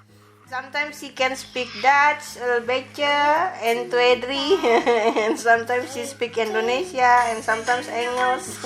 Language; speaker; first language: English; non-native, learner; Indonesian